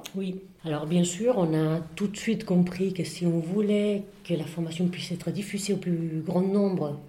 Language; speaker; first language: French; non-native, fluent; Spanish